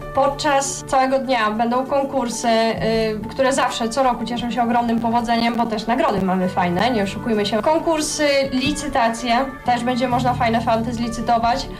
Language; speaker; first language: Polish; native; Polish